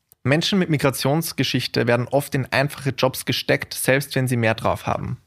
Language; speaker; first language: German; native; German